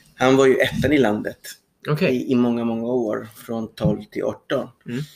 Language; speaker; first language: Swedish; non-native, fluent; Spanish